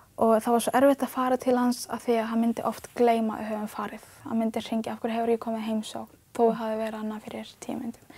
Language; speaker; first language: Icelandic; early bilingual, other home language; Ganda